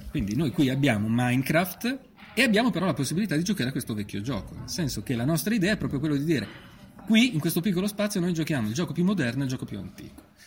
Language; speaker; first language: Italian; native; Italian